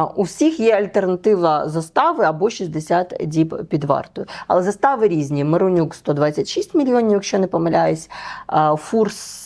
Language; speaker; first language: Ukrainian; native; Ukrainian